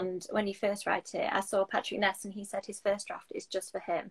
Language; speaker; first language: English; native; English